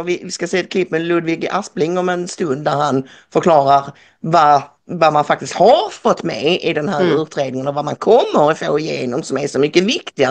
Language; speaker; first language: Swedish; native; Swedish